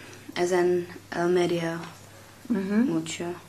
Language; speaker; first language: Spanish; non-native, learner; English